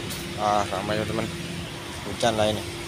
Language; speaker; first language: Malay; native; Malay